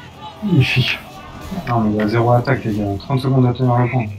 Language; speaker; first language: French; native; French